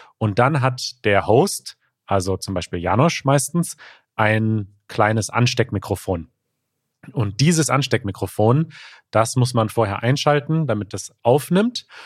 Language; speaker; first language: German; native; German